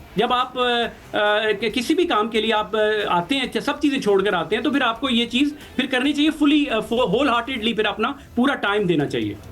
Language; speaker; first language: Urdu; non-native, local second language; Punjabi